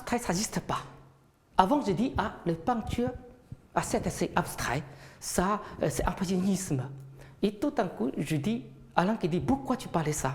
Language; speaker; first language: French; non-native, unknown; Chinese